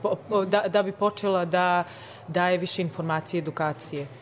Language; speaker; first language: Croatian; early bilingual, other home language; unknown